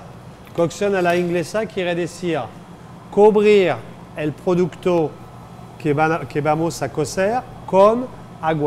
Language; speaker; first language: Spanish; non-native, fluent; French